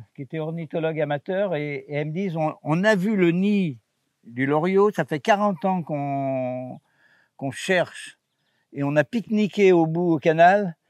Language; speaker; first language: French; native; French